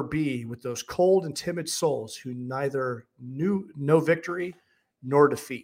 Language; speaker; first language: English; native; English